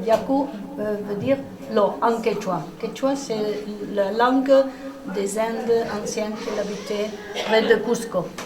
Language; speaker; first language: French; non-native, learner; Spanish